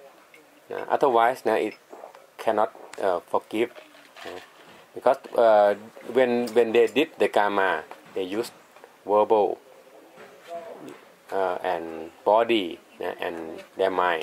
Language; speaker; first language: English; non-native, learner; Thai